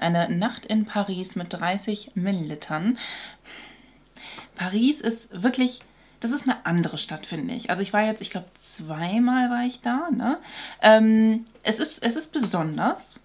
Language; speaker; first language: German; native; German